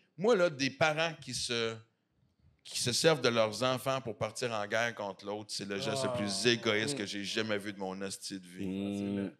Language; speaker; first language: French; native; French